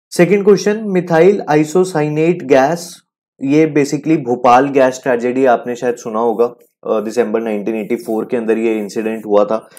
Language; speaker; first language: Hindi; native; Hindi